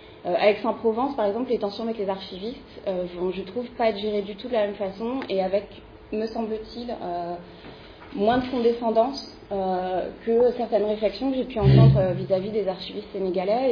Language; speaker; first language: French; native; French